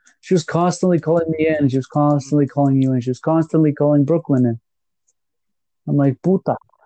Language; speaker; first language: English; native; English